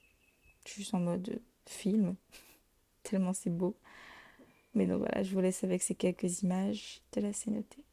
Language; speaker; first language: French; native; French